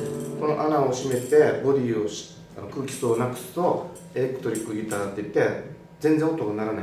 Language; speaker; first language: Japanese; native; Japanese